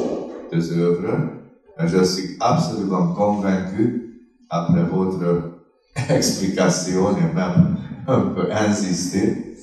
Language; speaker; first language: French; non-native, fluent; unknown